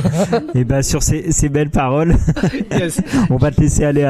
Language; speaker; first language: French; native; French